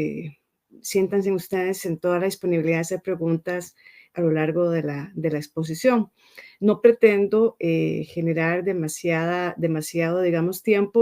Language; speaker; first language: Spanish; native; Spanish